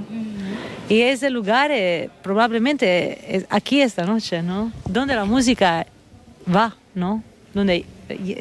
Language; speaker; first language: Spanish; non-native, fluent; Italian